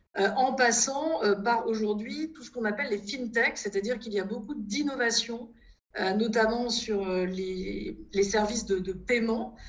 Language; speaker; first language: French; native; French